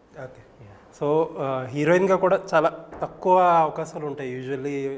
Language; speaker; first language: Telugu; native; Telugu